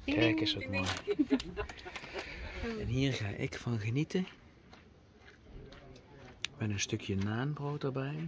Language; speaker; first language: Dutch; native; Dutch